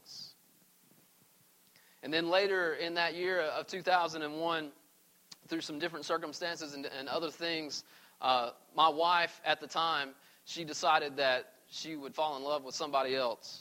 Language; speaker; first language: English; native; English